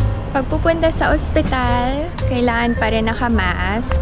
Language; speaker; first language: Filipino; native; Filipino